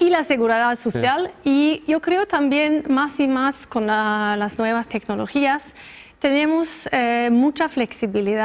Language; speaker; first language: Spanish; non-native, fluent; Norwegian